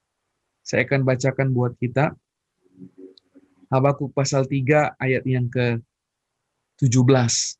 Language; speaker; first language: Indonesian; native; Indonesian